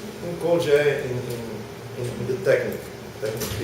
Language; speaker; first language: English; non-native, learner; Portuguese